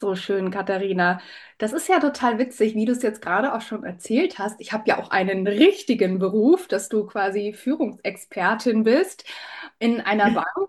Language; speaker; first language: German; native; German